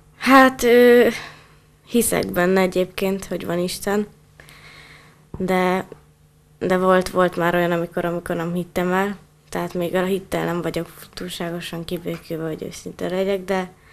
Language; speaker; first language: Hungarian; native; Hungarian